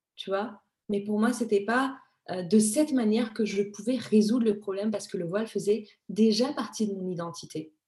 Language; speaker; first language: French; early bilingual, other home language; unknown